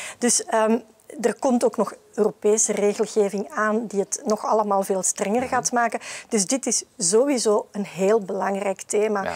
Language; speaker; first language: Dutch; native; Dutch